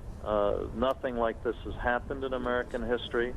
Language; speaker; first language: English; native; English